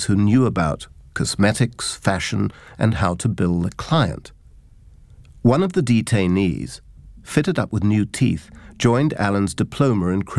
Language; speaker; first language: English; native; English